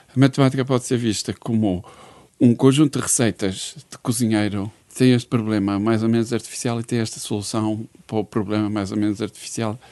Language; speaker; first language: Portuguese; native; Portuguese